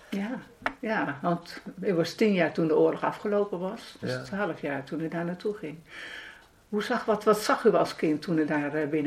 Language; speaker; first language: Dutch; native; Dutch